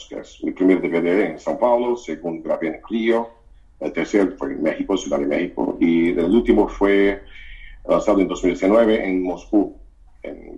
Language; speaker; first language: Spanish; non-native, fluent; Portuguese